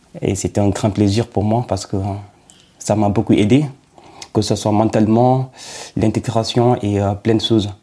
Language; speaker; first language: French; non-native, fluent; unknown